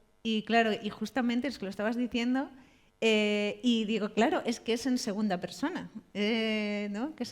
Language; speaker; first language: Spanish; native; Spanish